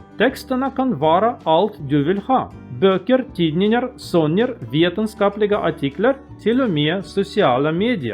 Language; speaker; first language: Swedish; non-native, learner; Russian